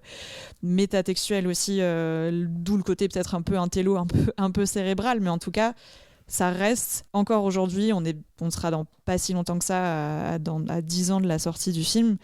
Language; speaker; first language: French; native; French